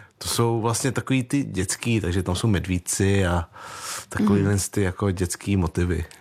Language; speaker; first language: Czech; early bilingual, other home language; Vietnamese